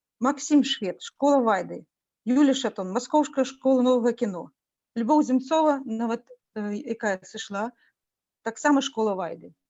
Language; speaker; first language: Belarusian; non-native, local second language; Russian